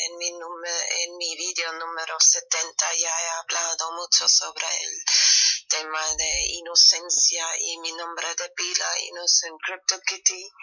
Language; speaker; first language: Spanish; non-native, fluent; German